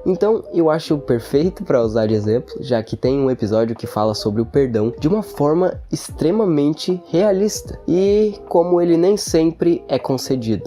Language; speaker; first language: Portuguese; native; Portuguese